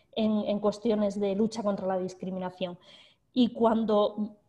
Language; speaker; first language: Spanish; native; Spanish